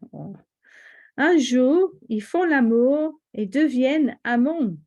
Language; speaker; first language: French; non-native, fluent; English